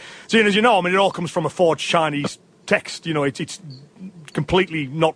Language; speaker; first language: English; native; English